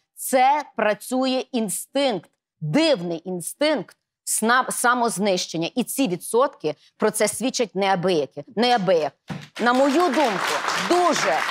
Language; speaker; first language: Ukrainian; native; Ukrainian